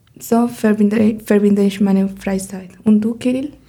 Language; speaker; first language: German; non-native, learner; Spanish